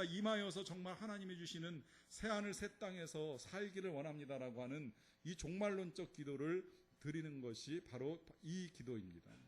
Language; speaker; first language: Korean; native; Korean